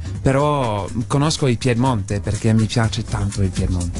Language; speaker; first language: Italian; non-native, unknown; English